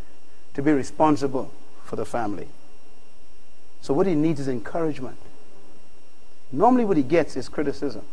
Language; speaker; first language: English; native; English